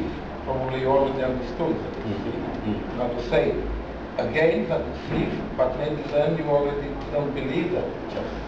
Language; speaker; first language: English; non-native, learner; Estonian